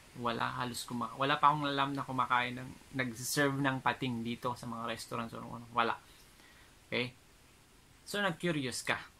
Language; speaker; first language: Filipino; non-native, local second language; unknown